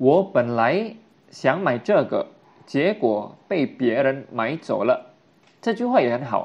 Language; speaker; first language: Chinese; non-native, fluent; Indonesian